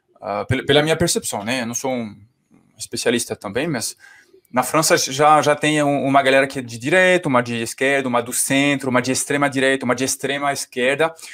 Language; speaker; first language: Portuguese; non-native, fluent; French